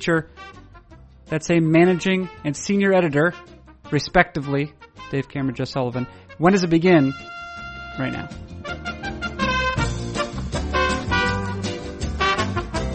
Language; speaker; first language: English; native; English